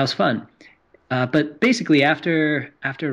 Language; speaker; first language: English; non-native, local second language; Cantonese